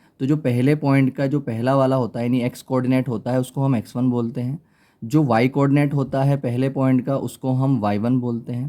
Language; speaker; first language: Hindi; native; Hindi